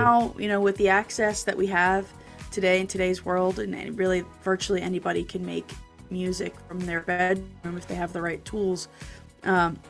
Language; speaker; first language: English; native; English